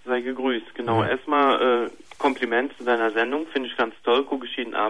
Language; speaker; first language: German; native; German